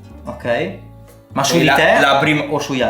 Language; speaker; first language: Italian; native; Italian